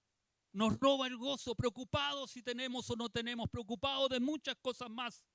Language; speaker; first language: Spanish; native; Spanish